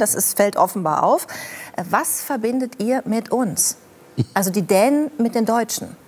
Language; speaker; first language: German; native; German